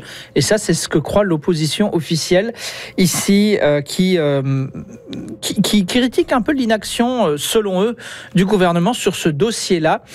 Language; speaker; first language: French; native; French